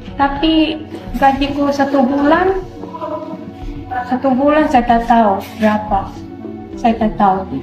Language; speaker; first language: Indonesian; non-native, local second language; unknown